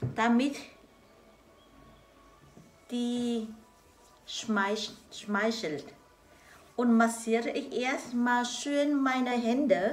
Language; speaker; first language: German; non-native, learner; Vietnamese